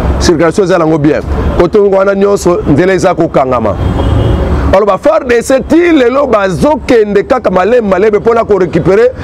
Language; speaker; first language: Lingala; non-native, local second language; Kongo